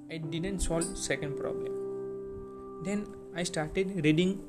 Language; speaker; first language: English; non-native, local second language; Gujarati